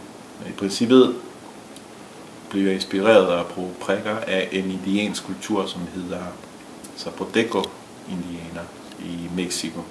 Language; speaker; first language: Danish; early bilingual, other home language; Spanish